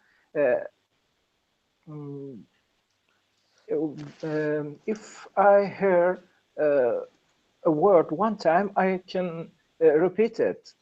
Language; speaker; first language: English; non-native, learner; Persian